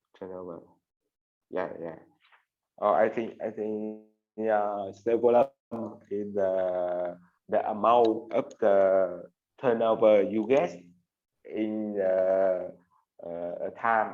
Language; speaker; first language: English; non-native, learner; Vietnamese